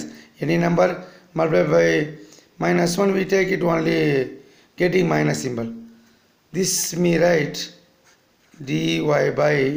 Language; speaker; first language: English; non-native, local second language; Tamil